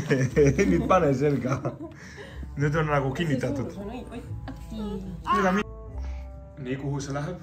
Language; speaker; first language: Estonian; non-native, learner; Spanish